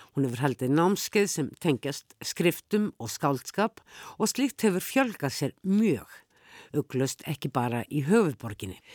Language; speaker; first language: Icelandic; native; Icelandic